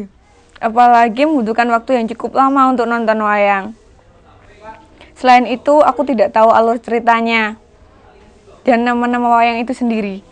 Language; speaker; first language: Indonesian; non-native, local second language; Javanese